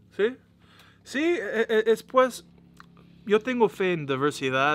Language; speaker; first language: Spanish; non-native, learner; English